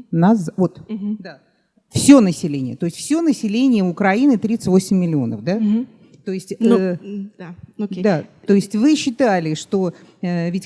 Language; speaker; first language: Russian; native; Russian